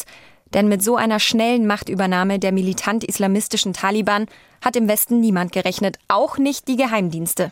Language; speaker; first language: German; native; German